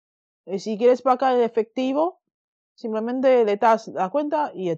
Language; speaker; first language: Spanish; non-native, fluent; Chinese